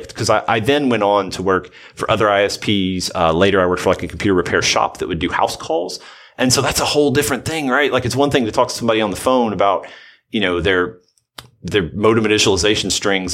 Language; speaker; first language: English; native; English